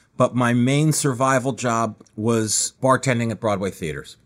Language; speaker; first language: English; native; English